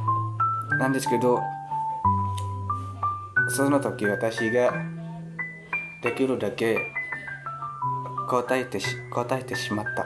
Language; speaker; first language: Japanese; non-native, learner; Indonesian